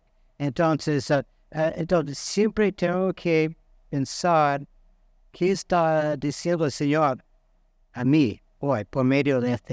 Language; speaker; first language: Spanish; non-native, fluent; English